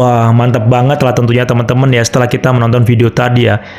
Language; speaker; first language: Indonesian; native; Indonesian